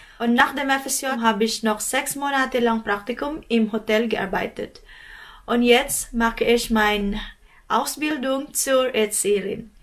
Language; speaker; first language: German; non-native, fluent; Filipino